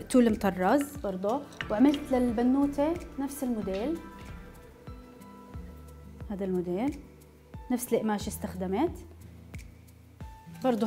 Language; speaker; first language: Arabic; native; Arabic